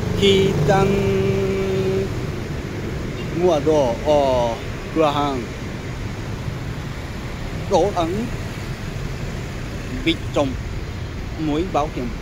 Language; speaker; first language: Vietnamese; non-native, learner; Japanese